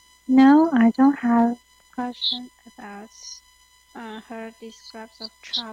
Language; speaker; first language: English; non-native, learner; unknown